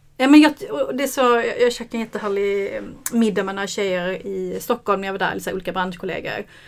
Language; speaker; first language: Swedish; native; Swedish